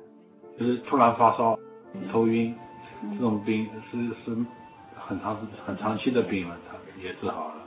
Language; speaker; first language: Chinese; native; Chinese